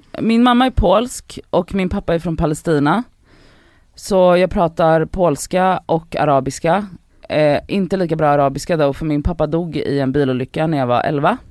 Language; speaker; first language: Swedish; early bilingual, other home language; Polish